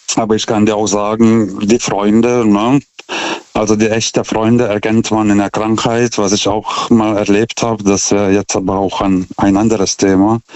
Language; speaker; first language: German; non-native, fluent; Lithuanian